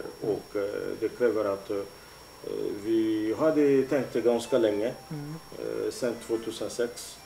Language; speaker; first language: Swedish; non-native, fluent; Lingala